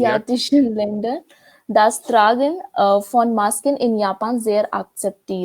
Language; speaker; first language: German; non-native, learner; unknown